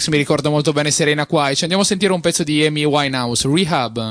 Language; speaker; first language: Italian; native; Italian